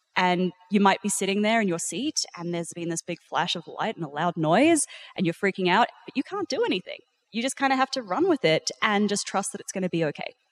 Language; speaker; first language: English; native; English